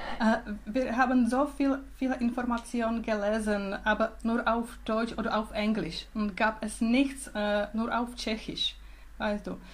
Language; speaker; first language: German; non-native, learner; Czech